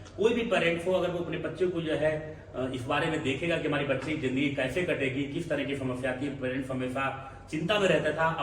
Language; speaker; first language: Hindi; native; Hindi